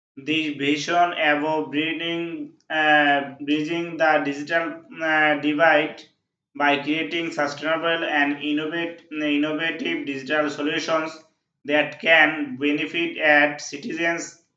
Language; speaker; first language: English; non-native, local second language; Bangla